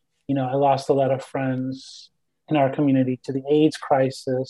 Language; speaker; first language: English; early bilingual, other home language; Spanish